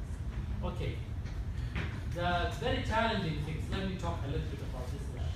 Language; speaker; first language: English; non-native, fluent; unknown